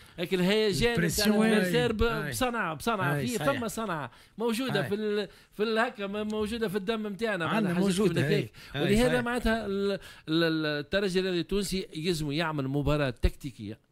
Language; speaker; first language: Arabic; native; Arabic